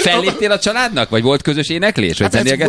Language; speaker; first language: Hungarian; native; Hungarian